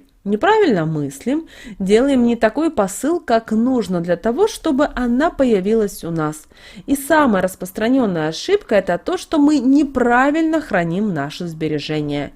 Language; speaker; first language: Russian; native; Russian